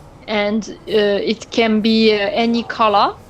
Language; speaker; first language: English; non-native, learner; French